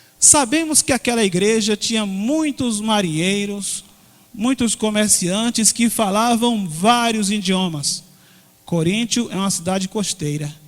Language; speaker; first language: Portuguese; native; Portuguese